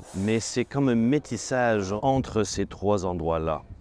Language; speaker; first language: French; native; French